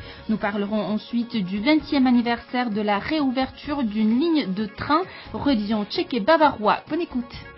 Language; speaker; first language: French; native; French